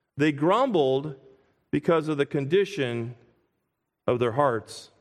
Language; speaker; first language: English; native; English